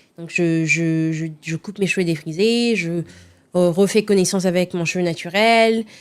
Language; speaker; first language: French; early bilingual, other home language; Lingala